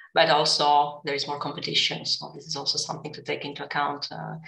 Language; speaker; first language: English; non-native, fluent; Greek